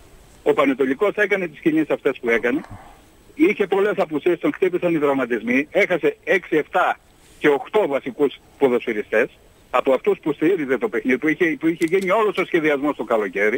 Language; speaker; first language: Greek; native; Greek